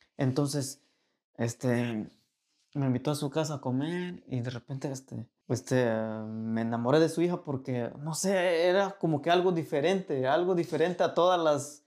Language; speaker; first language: Spanish; native; Spanish